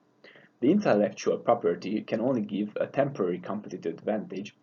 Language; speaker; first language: English; non-native, fluent; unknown